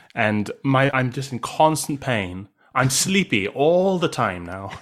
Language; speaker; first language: English; native; English